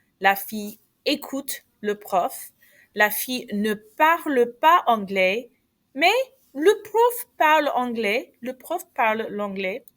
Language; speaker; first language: French; non-native, fluent; English